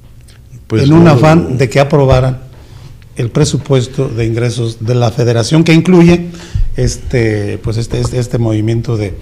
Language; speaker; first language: Spanish; native; Spanish